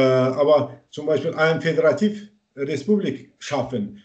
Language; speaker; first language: German; non-native, learner; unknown